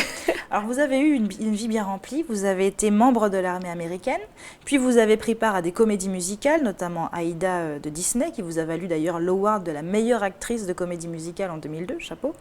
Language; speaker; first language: French; native; French